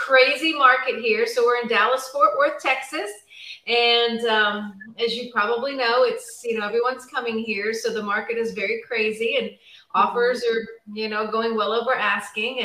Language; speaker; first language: English; native; English